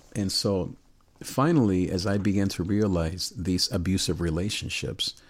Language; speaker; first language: English; early bilingual, other home language; Spanish